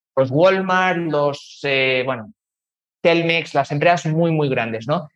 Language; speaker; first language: Spanish; native; Spanish